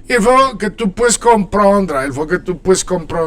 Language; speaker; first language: French; non-native, fluent; Spanish